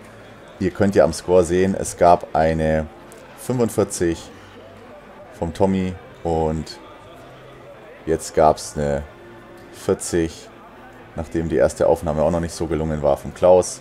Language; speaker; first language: German; native; German